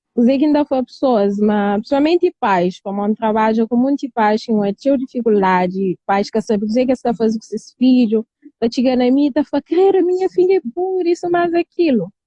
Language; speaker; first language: Portuguese; non-native, local second language; Kabuverdianu